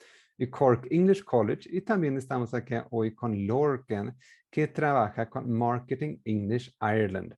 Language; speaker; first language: Spanish; non-native, fluent; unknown